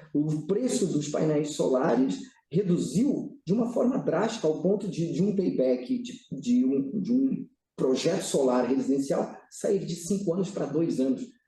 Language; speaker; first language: Portuguese; early bilingual, other home language; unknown